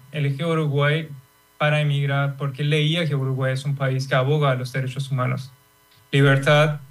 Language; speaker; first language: Spanish; non-native, fluent; Persian